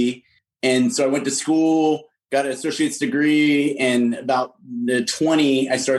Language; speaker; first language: English; native; English